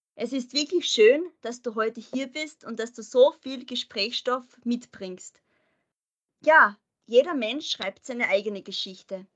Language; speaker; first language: German; native; German